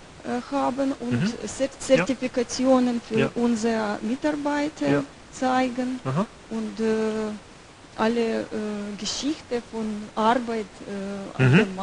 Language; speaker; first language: German; non-native, learner; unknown